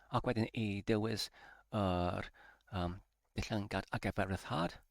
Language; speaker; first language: Welsh; non-native, learner; English